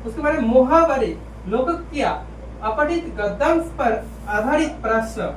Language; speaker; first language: Hindi; non-native, local second language; Bangla